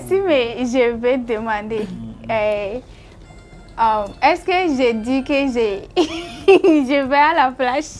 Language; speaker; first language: French; non-native, learner; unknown